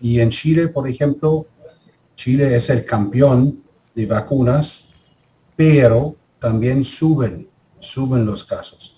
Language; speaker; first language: Spanish; non-native, fluent; German